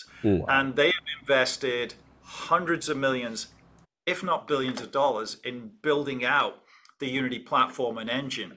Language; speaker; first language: English; native; English